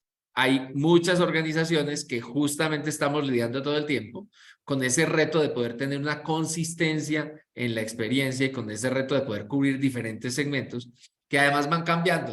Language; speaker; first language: Spanish; native; Spanish